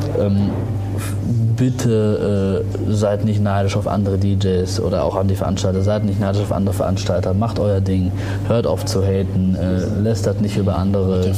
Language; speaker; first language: German; early bilingual, other home language; Arabic